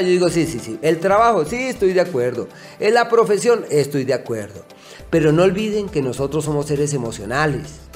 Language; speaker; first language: Spanish; native; Spanish